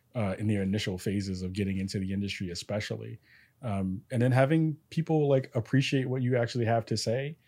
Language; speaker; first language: English; native; English